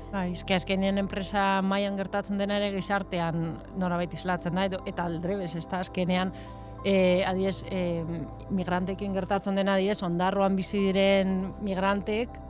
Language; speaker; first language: Basque; non-native, local second language; Spanish